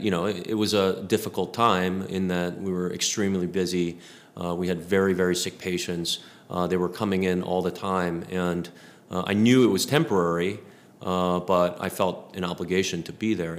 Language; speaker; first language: English; native; English